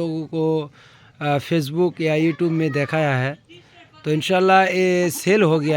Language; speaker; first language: Hindi; non-native, local second language; Bangla